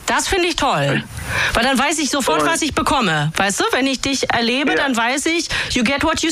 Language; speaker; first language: German; native; German